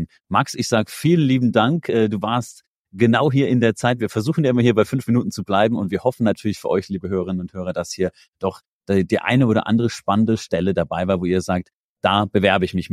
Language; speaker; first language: German; native; German